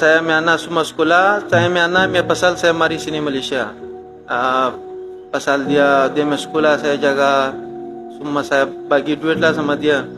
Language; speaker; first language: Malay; non-native, learner; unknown